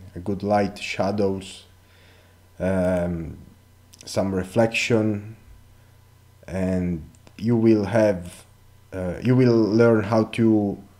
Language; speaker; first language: English; non-native, learner; Italian